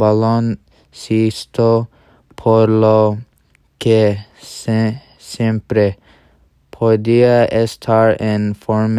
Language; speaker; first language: Spanish; non-native, learner; English